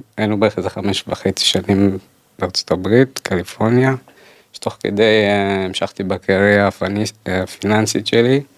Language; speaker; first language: Hebrew; early bilingual, other home language; Amharic